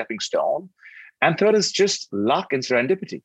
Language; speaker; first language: English; non-native, local second language; Hindi